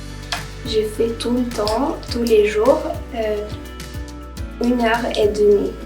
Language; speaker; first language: French; non-native, learner; Lithuanian